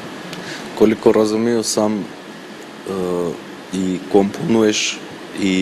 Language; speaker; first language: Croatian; non-native, fluent; Armenian